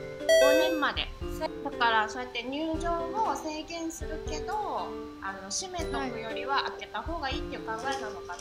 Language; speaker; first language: Japanese; native; Japanese